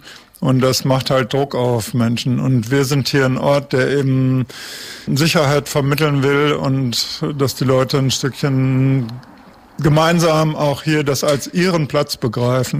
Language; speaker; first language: German; native; German